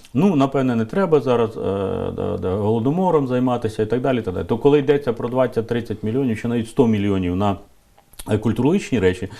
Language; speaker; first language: Ukrainian; native; Ukrainian